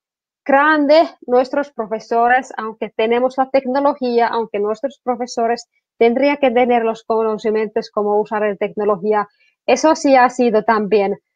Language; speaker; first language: Spanish; non-native, fluent; Finnish